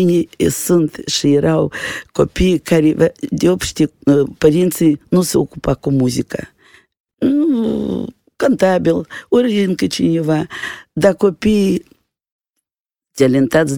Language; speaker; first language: Romanian; non-native, local second language; Russian